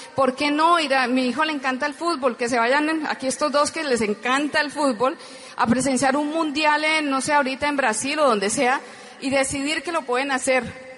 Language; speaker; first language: Spanish; native; Spanish